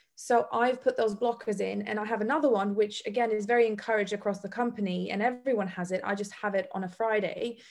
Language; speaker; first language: English; non-native, fluent; Bosnian